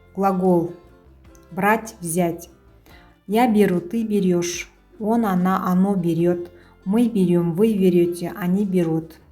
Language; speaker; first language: Russian; non-native, local second language; Kazakh